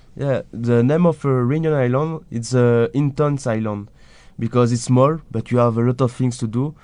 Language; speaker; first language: English; non-native, learner; French